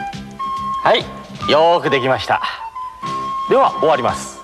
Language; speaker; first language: Japanese; native; Japanese